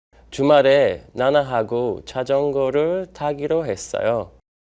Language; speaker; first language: Korean; non-native, learner; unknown